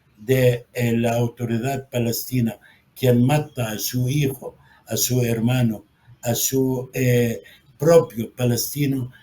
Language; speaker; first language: Spanish; non-native, fluent; Arabic